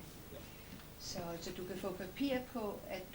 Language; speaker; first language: Danish; native; Danish